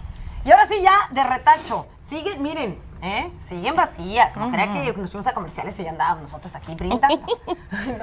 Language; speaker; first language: Spanish; native; Spanish